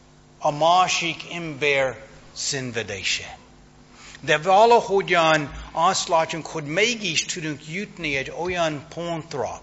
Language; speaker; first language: Hungarian; non-native, fluent; English